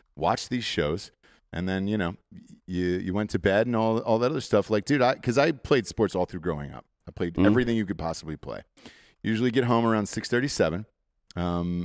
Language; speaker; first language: English; native; English